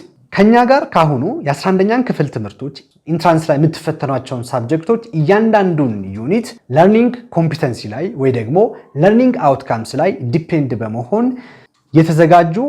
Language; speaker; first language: Amharic; native; Amharic